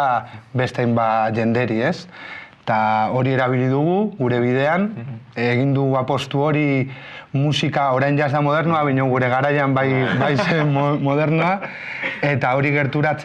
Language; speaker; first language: Basque; non-native, local second language; Spanish